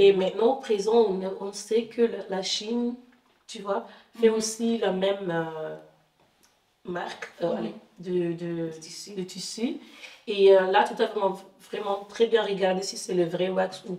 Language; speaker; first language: French; non-native, fluent; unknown